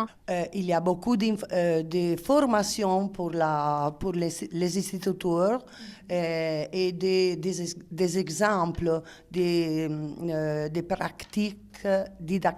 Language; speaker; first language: French; non-native, learner; Italian